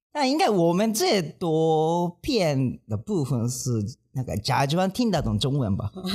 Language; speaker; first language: Chinese; non-native, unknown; Japanese